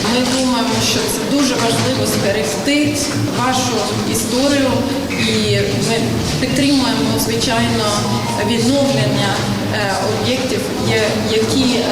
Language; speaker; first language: Ukrainian; non-native, fluent; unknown